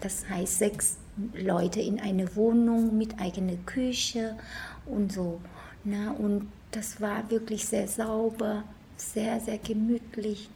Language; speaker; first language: German; non-native, fluent; Vietnamese